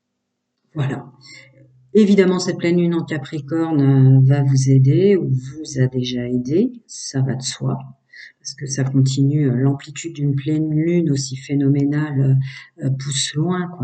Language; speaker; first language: French; native; French